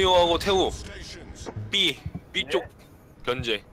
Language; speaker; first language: Korean; native; Korean